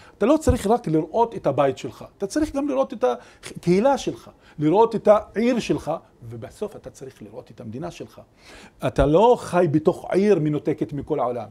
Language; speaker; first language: Hebrew; non-native, local second language; Arabic